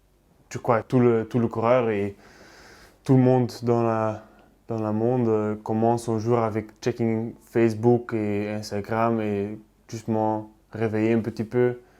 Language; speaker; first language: French; non-native, learner; Dutch